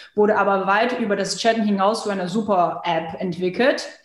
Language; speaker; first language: German; non-native, fluent; Chinese